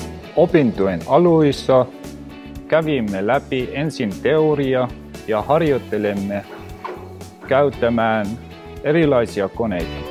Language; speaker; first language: Finnish; non-native, learner; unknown